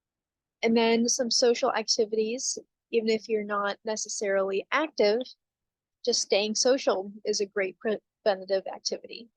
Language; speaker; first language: English; native; English